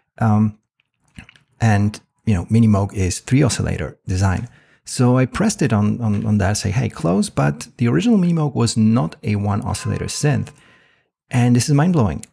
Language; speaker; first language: English; non-native, fluent; Polish